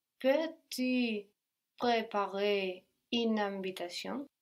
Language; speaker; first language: French; non-native, learner; English